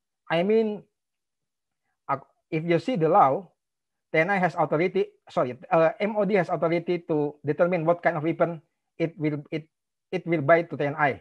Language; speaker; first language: English; non-native, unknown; Indonesian